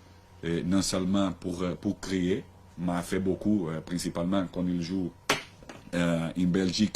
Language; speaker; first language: French; non-native, learner; Portuguese